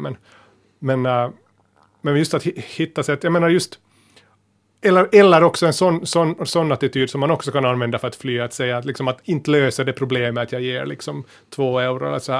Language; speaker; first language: Swedish; native; Swedish